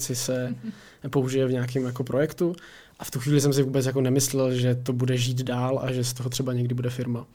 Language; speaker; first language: Czech; native; Czech